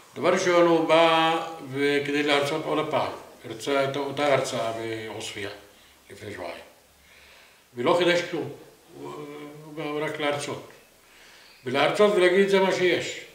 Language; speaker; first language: Hebrew; non-native, local second language; Arabic